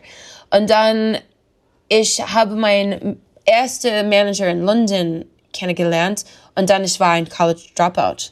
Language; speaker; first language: German; non-native, learner; English